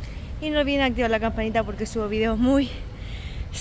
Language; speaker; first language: Spanish; native; Spanish